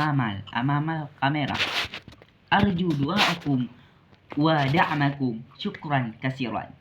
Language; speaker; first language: Arabic; non-native, learner; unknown